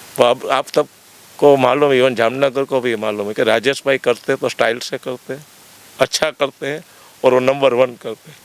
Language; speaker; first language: Hindi; non-native, local second language; Gujarati